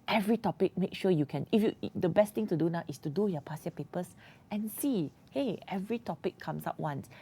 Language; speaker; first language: English; non-native, local second language; Malay